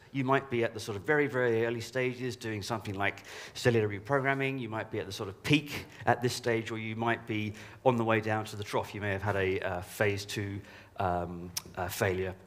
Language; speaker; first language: English; native; English